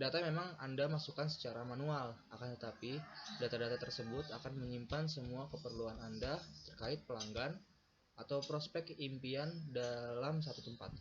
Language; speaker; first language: Indonesian; native; Indonesian